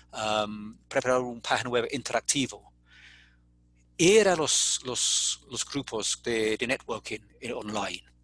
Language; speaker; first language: Spanish; non-native, fluent; English